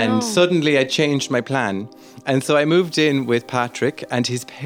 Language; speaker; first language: English; native; English